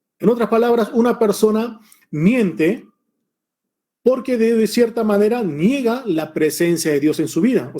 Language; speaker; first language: Spanish; early bilingual, other home language; Korean